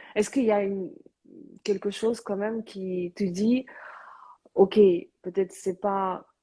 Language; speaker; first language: French; early bilingual, other home language; Korean